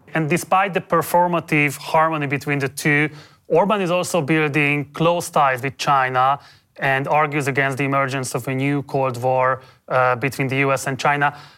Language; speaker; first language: English; non-native, fluent; Hungarian